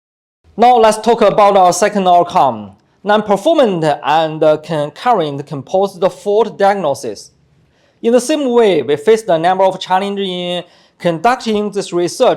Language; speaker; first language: English; non-native, fluent; Chinese